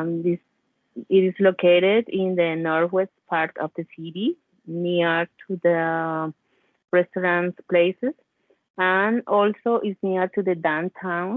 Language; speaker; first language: English; non-native, learner; Spanish